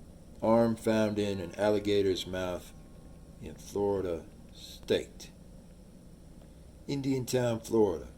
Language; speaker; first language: English; native; English